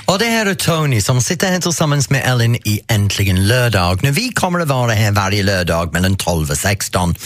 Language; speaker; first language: Swedish; non-native, fluent; English